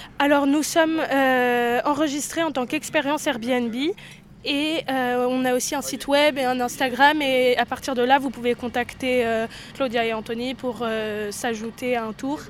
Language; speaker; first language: French; native; French